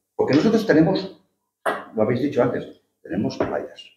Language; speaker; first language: Spanish; native; Spanish